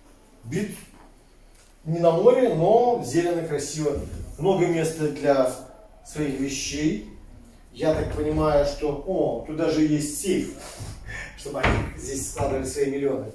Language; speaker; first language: Russian; native; Russian